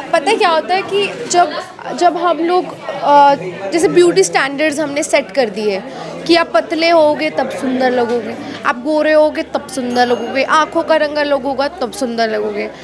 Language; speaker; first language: Hindi; native; Hindi